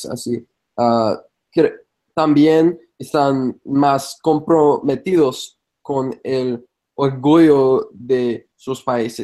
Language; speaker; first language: Spanish; non-native, fluent; English